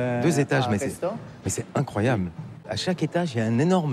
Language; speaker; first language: French; native; French